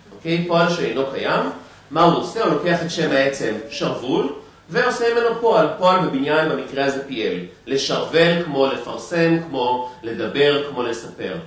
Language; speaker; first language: Hebrew; native; Hebrew